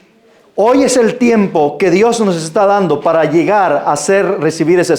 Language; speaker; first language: Spanish; native; Spanish